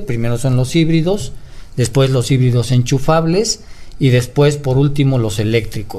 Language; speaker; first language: Spanish; native; Spanish